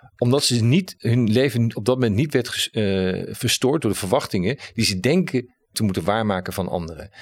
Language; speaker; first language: Dutch; native; Dutch